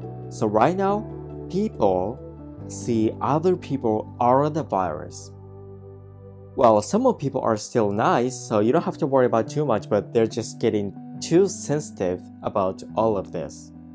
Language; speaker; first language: English; non-native, fluent; Japanese